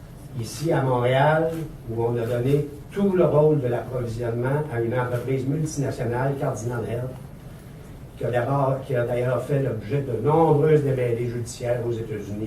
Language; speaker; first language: French; native; French